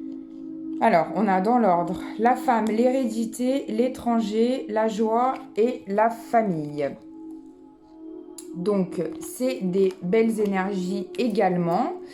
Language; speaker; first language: French; native; French